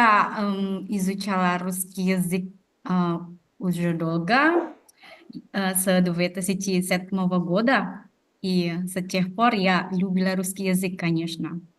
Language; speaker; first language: Russian; non-native, fluent; Indonesian